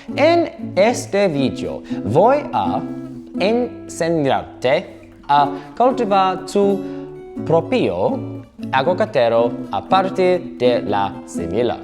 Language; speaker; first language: Spanish; non-native, learner; English